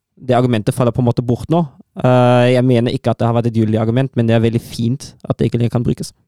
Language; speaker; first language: Norwegian; non-native, fluent; German